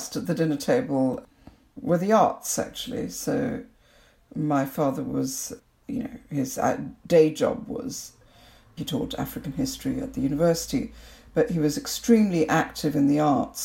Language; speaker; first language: English; non-native, local second language; Bangla